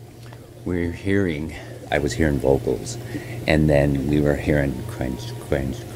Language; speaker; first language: English; native; English